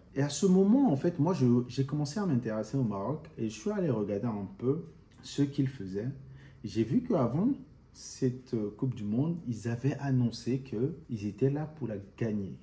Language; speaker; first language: French; non-native, local second language; Fon